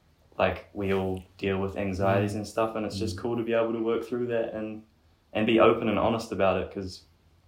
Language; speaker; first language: English; native; English